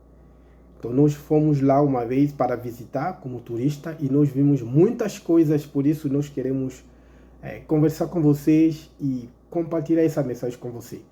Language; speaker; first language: Portuguese; non-native, fluent; Lingala